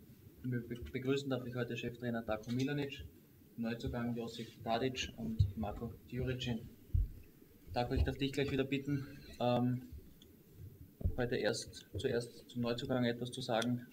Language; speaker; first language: German; native; German